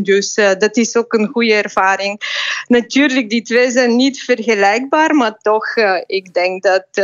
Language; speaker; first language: Dutch; non-native, fluent; Bulgarian